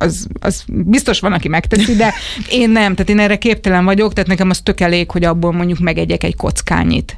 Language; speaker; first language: Hungarian; native; Hungarian